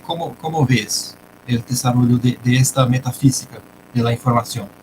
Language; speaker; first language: Spanish; non-native, fluent; Portuguese